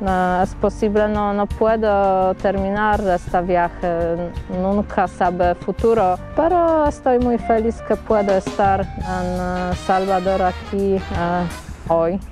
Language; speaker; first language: Spanish; non-native, learner; Polish